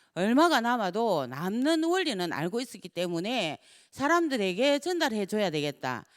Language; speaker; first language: Korean; native; Korean